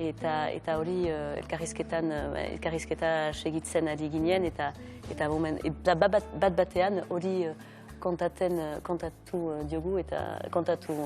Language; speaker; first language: Basque; non-native, local second language; French